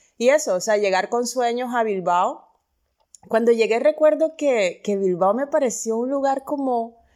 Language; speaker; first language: Spanish; native; Spanish